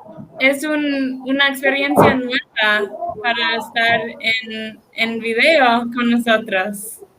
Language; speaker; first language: Spanish; non-native, learner; English